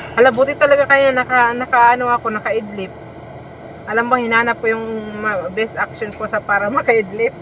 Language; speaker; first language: Filipino; non-native, local second language; Cebuano